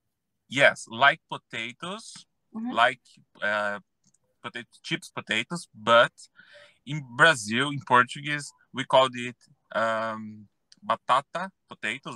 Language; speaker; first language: English; non-native, learner; Portuguese